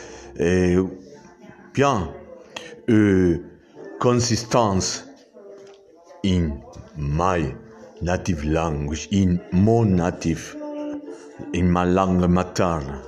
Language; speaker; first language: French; non-native, learner; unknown